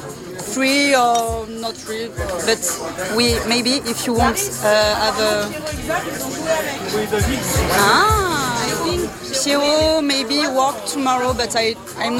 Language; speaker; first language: English; non-native, learner; French